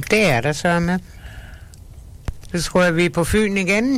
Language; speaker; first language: Danish; native; Danish